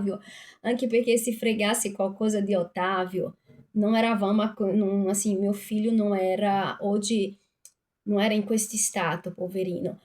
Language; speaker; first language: Italian; non-native, fluent; Portuguese